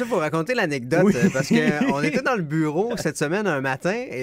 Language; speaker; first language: French; native; French